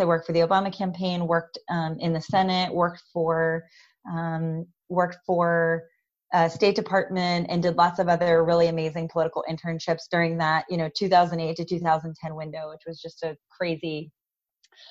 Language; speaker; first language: English; native; English